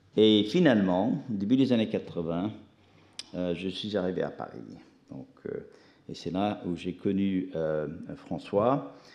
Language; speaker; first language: French; non-native, fluent; English